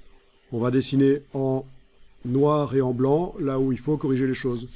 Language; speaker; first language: French; native; French